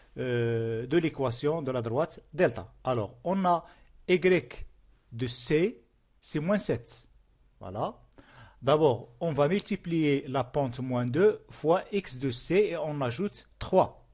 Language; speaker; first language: French; non-native, local second language; Arabic